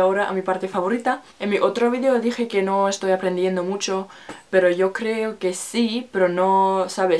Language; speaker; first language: Spanish; non-native, learner; Finnish